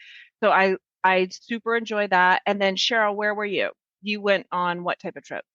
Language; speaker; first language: English; native; English